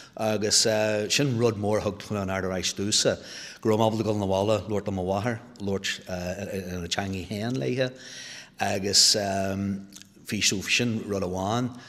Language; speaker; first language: Irish; non-native, local second language; English